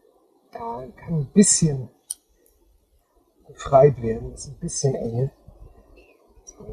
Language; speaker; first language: German; native; German